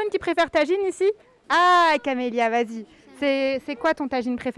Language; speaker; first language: French; native; French